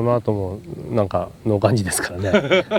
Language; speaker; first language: Japanese; native; Japanese